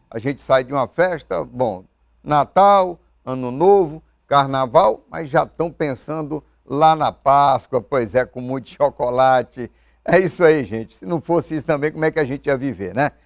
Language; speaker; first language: Portuguese; native; Portuguese